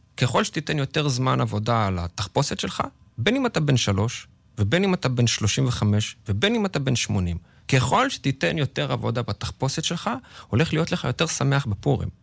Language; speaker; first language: Hebrew; native; Hebrew